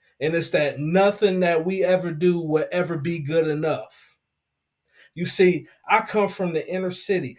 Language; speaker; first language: English; native; English